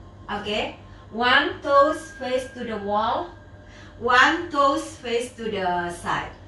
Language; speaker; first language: English; non-native, learner; Indonesian